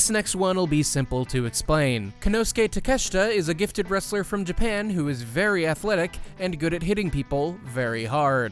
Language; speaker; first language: English; native; English